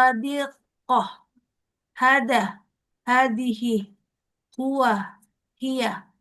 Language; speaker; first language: Arabic; non-native, learner; Indonesian